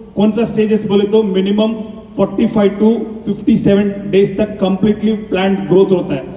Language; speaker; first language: Hindi; non-native, local second language; Telugu